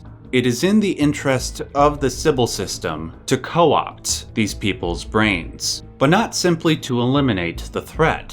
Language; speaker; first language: English; native; English